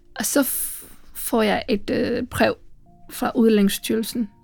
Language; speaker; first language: Danish; non-native, fluent; Sinhala